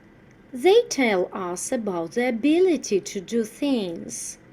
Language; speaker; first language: English; non-native, fluent; Russian